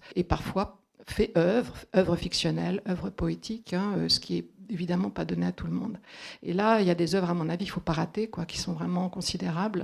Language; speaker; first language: French; native; French